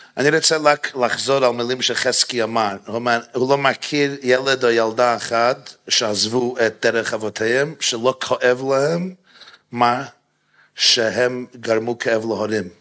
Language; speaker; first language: Hebrew; non-native, fluent; English